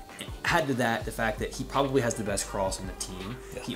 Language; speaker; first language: English; native; English